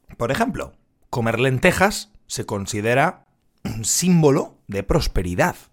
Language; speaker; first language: Spanish; native; Spanish